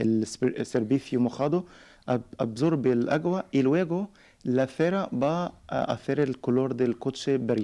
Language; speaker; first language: Spanish; non-native, learner; Arabic